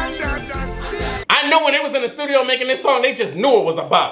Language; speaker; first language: English; native; English